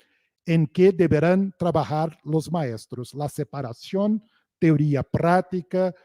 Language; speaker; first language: Spanish; non-native, fluent; Portuguese